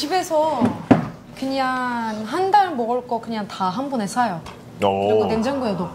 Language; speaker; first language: Korean; non-native, fluent; Arabic